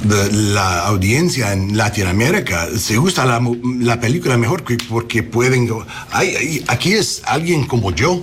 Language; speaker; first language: Spanish; early bilingual, heritage; English